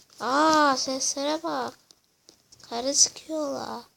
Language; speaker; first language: Turkish; native; Turkish